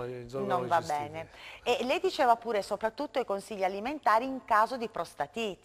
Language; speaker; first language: Italian; native; Italian